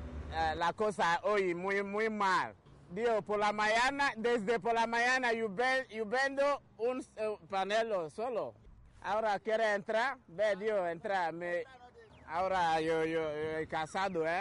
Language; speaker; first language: Spanish; non-native, learner; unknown